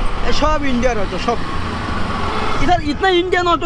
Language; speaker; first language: Hindi; non-native, learner; Bangla